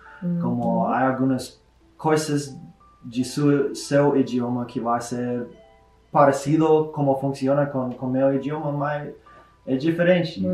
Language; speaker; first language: Portuguese; non-native, learner; English